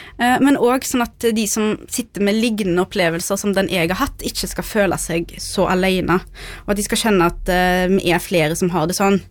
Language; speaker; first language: Norwegian; early bilingual, other home language; Arabic